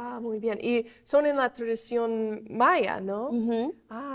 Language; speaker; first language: Spanish; non-native, fluent; English